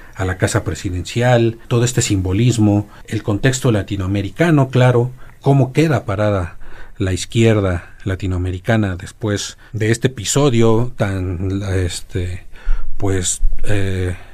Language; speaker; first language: Spanish; native; Spanish